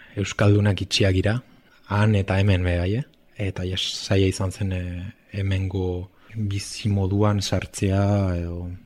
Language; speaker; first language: Basque; non-native, local second language; Spanish